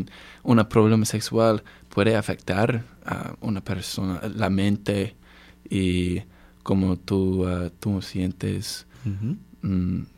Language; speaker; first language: Spanish; non-native, learner; English